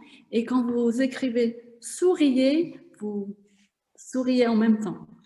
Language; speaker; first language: French; non-native, fluent; Vietnamese